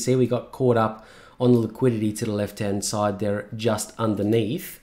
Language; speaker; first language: English; native; English